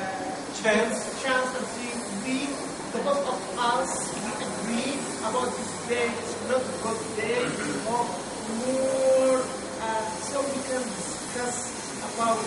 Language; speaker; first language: English; non-native, learner; Arabic